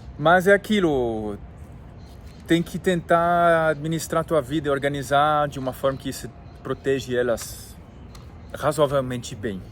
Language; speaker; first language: Portuguese; non-native, fluent; French